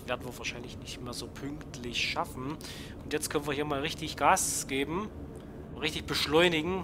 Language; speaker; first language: German; native; German